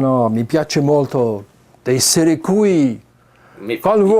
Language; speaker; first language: Italian; non-native, learner; English